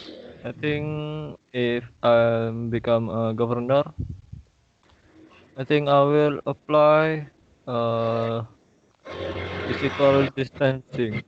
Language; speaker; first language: English; non-native, learner; Indonesian